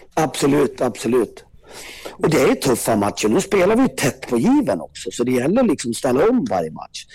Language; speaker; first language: Swedish; native; Swedish